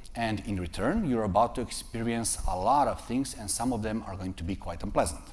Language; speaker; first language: English; non-native, fluent; Serbian